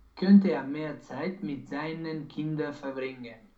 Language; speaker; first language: German; non-native, learner; Romanian